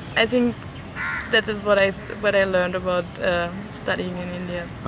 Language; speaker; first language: English; non-native, fluent; German